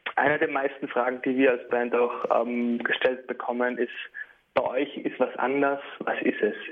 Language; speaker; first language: German; early bilingual, heritage; German